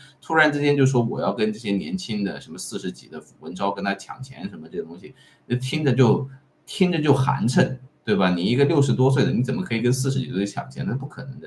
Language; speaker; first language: Chinese; native; Chinese